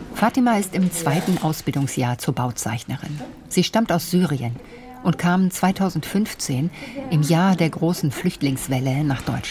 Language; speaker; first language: German; native; German